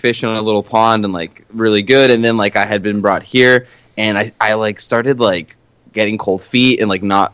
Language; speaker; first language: English; native; English